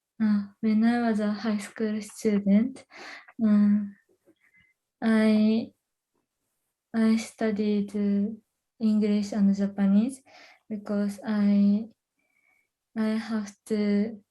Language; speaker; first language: English; non-native, learner; Japanese